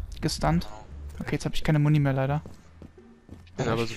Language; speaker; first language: German; native; German